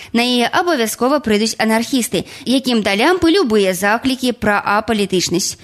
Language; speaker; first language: Belarusian; native; Belarusian